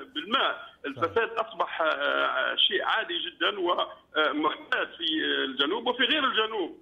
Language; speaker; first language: Arabic; native; Arabic